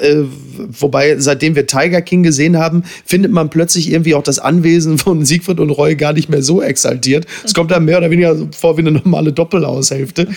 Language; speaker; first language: German; native; German